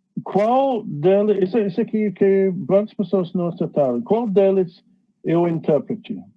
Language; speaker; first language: Portuguese; non-native, fluent; English